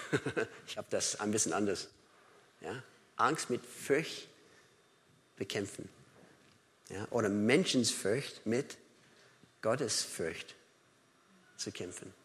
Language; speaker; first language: German; non-native, fluent; English